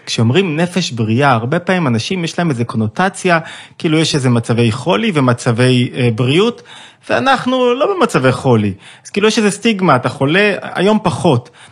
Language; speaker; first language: Hebrew; native; Hebrew